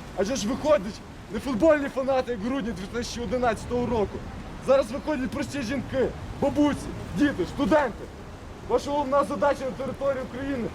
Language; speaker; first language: Ukrainian; native; Ukrainian